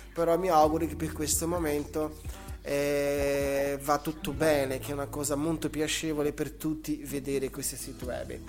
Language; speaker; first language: Italian; non-native, fluent; Portuguese